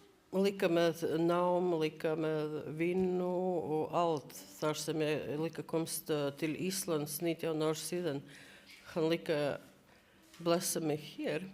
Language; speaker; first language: Icelandic; non-native, learner; Latvian